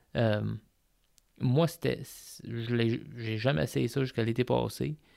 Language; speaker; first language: French; native; French